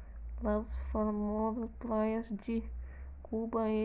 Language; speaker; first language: Spanish; non-native, learner; Portuguese